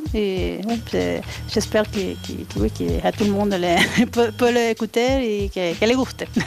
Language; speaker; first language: French; non-native, fluent; Spanish